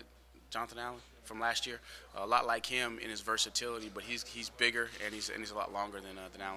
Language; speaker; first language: English; native; English